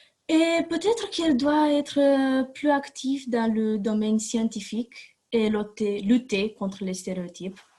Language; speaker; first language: French; non-native, learner; Romanian